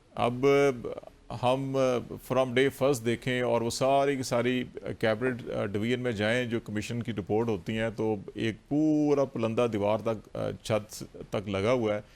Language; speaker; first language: Urdu; native; Urdu